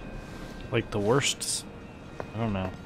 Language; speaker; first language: English; native; English